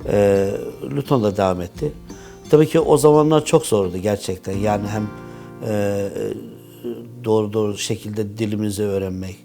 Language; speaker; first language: Turkish; early bilingual, heritage; Turkish